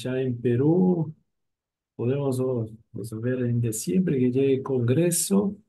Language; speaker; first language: Spanish; non-native, fluent; Portuguese